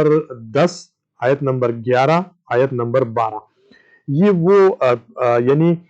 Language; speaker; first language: Urdu; native; Urdu